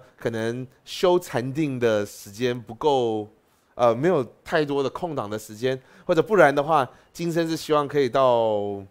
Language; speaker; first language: Chinese; native; Chinese